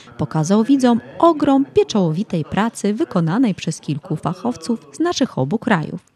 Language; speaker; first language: Polish; early bilingual, heritage; Polish